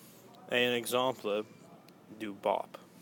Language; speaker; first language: French; non-native, local second language; English